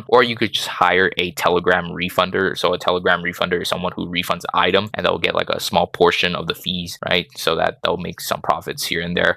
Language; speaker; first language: English; native; English